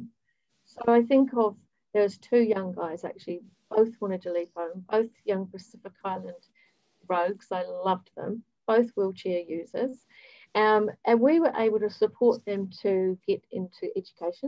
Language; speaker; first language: English; native; English